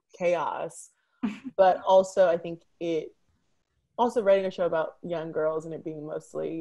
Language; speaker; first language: English; native; English